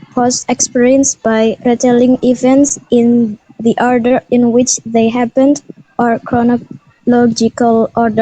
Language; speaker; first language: English; non-native, learner; Indonesian